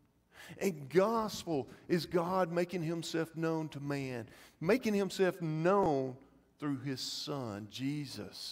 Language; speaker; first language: English; native; English